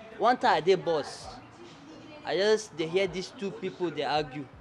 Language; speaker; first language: Nigerian Pidgin; early bilingual, other home language; Arabic